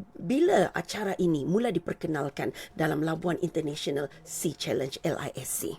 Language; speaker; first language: Malay; native; Malay